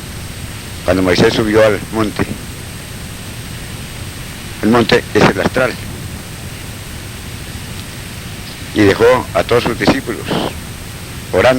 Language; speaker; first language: Spanish; native; Spanish